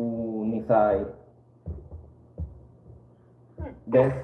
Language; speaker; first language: Japanese; non-native, learner; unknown